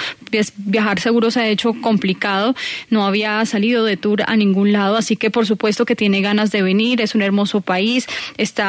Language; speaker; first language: Spanish; native; Spanish